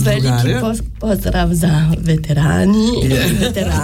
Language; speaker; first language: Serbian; non-native, learner; French